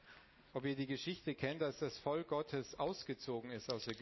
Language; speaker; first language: German; non-native, fluent; Romanian